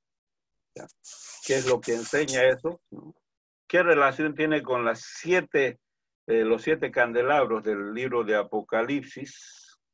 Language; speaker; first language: Spanish; native; Spanish